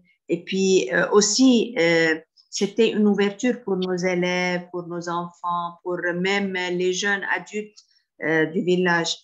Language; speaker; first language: French; non-native, fluent; Arabic